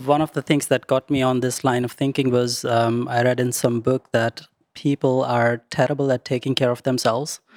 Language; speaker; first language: English; non-native, local second language; Urdu